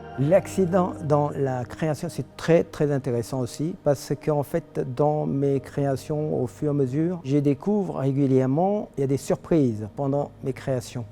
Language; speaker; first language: French; non-native, fluent; Chinese